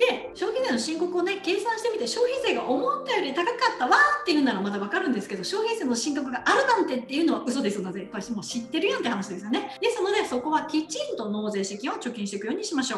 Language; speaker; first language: Japanese; native; Japanese